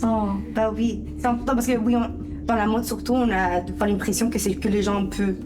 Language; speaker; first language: French; native; French